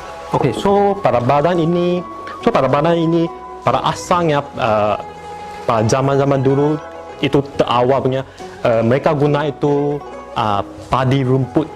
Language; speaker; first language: Indonesian; non-native, local second language; Chinese